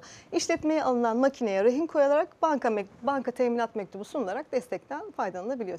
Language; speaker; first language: Turkish; native; Turkish